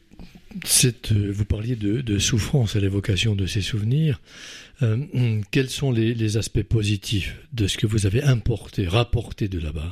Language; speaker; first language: French; native; French